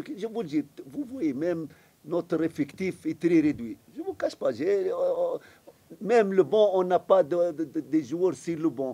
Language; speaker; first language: French; non-native, fluent; Arabic